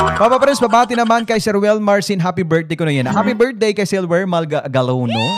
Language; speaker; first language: Filipino; non-native, local second language; Waray